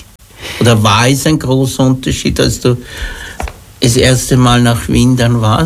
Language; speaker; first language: German; native; German